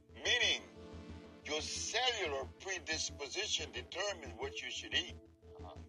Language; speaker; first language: English; non-native, fluent; Spanish